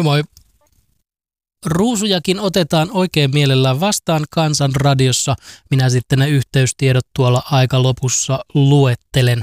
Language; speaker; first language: Finnish; native; Finnish